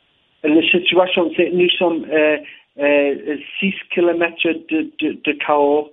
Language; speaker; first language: French; non-native, learner; English